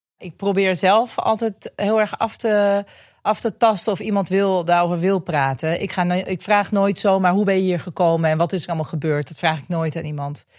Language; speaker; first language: Dutch; native; Dutch